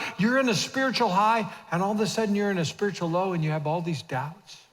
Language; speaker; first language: English; native; English